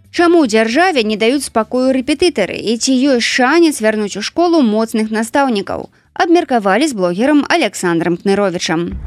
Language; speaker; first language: Belarusian; non-native, local second language; Russian